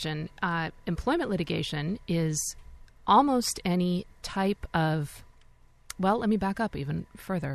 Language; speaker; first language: English; native; English